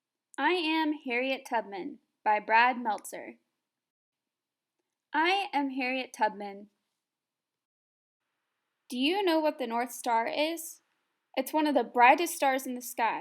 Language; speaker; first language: English; native; English